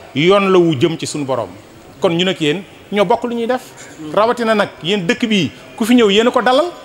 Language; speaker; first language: Wolof; native; Wolof